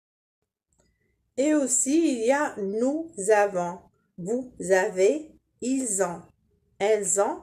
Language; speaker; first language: French; non-native, local second language; Arabic